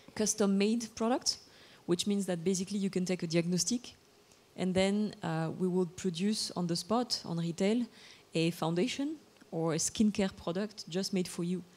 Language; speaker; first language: English; non-native, fluent; Bulgarian